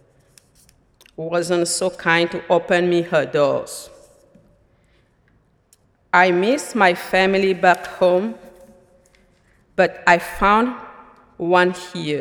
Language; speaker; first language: English; non-native, local second language; French